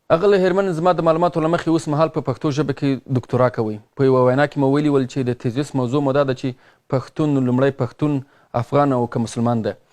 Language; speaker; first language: Pashto; native; Pashto